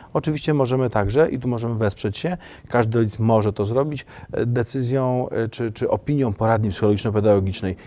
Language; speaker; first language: Polish; native; Polish